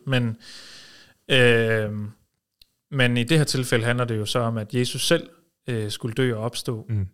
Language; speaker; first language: Danish; early bilingual, heritage; Danish